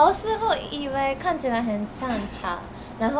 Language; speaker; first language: Chinese; non-native, fluent; Japanese